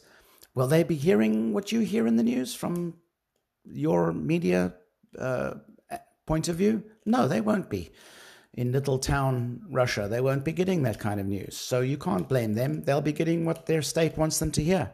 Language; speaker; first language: English; native; English